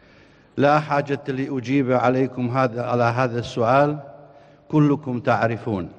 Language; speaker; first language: Arabic; non-native, fluent; Bosnian